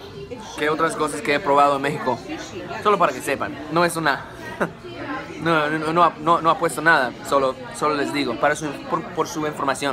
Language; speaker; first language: Spanish; non-native, fluent; English